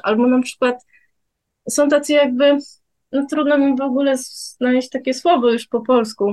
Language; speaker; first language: Polish; early bilingual, heritage; Polish